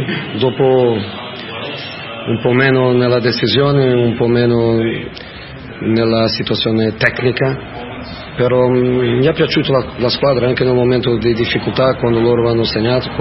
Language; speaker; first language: Italian; non-native, fluent; Portuguese